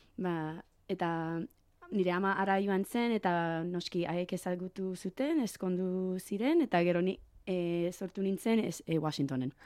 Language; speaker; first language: Basque; non-native, learner; English